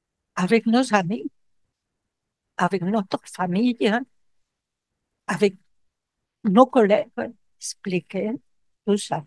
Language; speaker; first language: French; non-native, fluent; Spanish